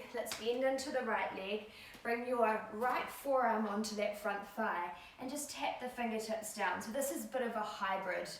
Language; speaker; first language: English; native; English